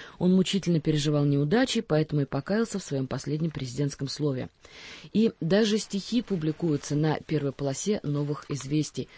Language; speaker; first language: Russian; native; Russian